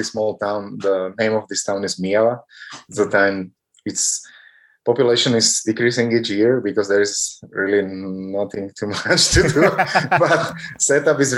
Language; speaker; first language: English; non-native, fluent; Slovak